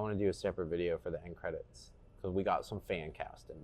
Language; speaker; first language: English; native; English